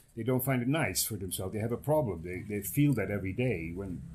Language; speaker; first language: English; non-native, fluent; Dutch